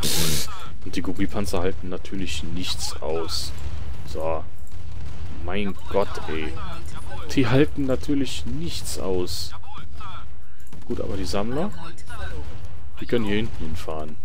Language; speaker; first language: German; native; German